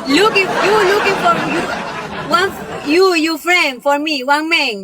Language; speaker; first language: English; non-native, learner; Spanish